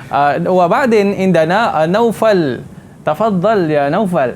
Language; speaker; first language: Arabic; non-native, fluent; Malay